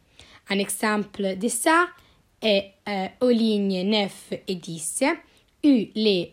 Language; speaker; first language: French; non-native, learner; Italian